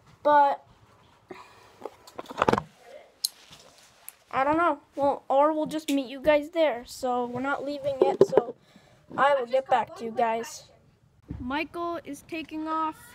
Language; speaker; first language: English; native; English